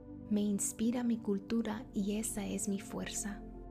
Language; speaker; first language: Spanish; early bilingual, heritage; Spanish